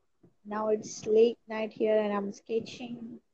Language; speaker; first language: English; non-native, learner; Gujarati